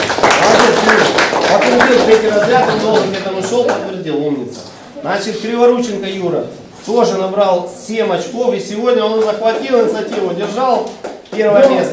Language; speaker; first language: Russian; non-native, local second language; Ukrainian